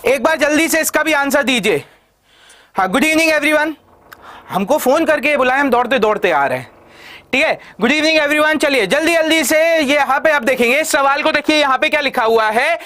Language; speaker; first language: Hindi; native; Hindi